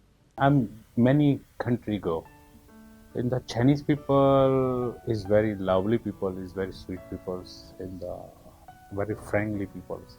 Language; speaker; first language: English; non-native, learner; Urdu